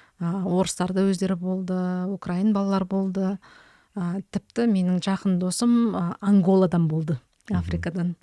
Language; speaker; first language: Kazakh; early bilingual, heritage; Kazakh